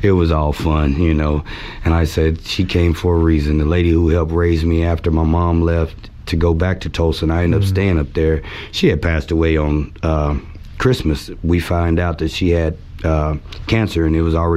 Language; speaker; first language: English; native; English